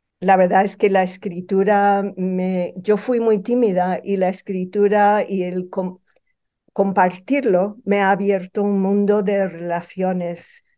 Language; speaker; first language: Spanish; non-native, fluent; English